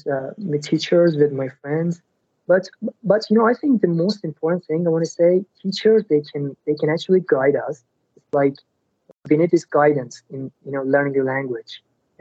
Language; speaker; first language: English; non-native, fluent; Persian